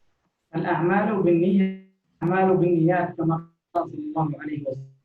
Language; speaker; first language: Arabic; native; Arabic